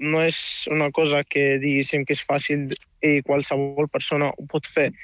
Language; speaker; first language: Catalan; non-native, fluent; Arabic